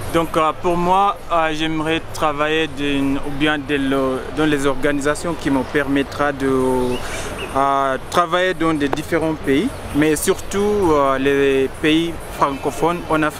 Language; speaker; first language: French; non-native, fluent; Luo (Kenya and Tanzania)